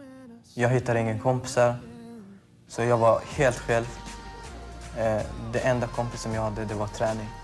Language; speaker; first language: Swedish; non-native, fluent; Persian